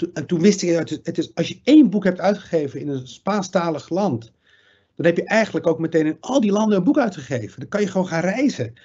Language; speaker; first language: Dutch; early bilingual, other home language; Riffian